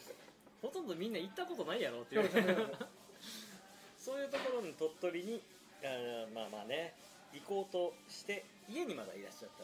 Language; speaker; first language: Japanese; native; Japanese